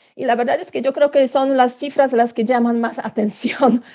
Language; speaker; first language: Spanish; non-native, fluent; Polish